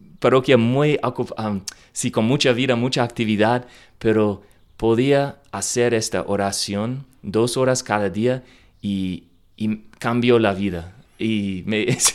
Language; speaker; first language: Spanish; non-native, learner; English